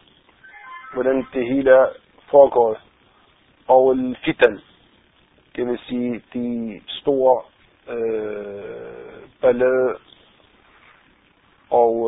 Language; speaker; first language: Danish; non-native, fluent; Arabic